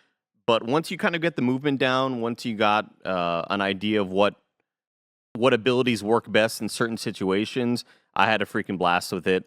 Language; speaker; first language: English; native; English